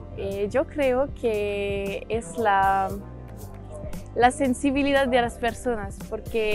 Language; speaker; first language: Spanish; non-native, learner; French